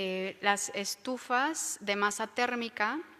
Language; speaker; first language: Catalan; non-native, local second language; Spanish